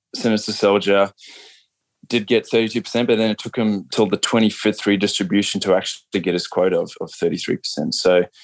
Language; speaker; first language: English; native; English